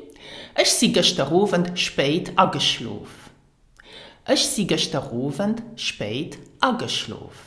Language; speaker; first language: German; non-native, learner; English